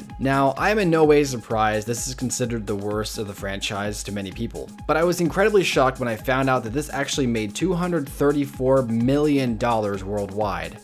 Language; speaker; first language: English; native; English